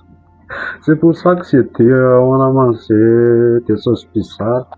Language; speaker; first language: French; non-native, local second language; Malagasy